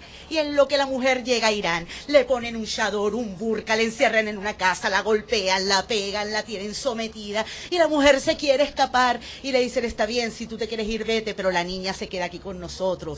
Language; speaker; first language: Spanish; native; Spanish